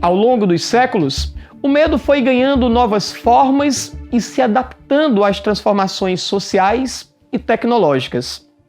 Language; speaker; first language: Portuguese; native; Portuguese